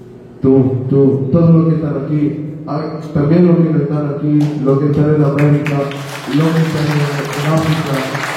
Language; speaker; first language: Spanish; non-native, learner; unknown